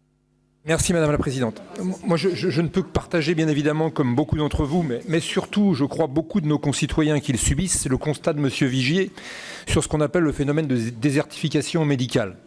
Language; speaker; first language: French; native; French